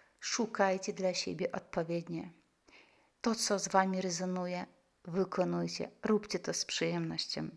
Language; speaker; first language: Polish; non-native, fluent; Russian